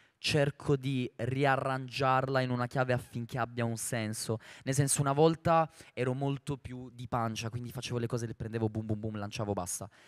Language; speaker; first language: Italian; native; Italian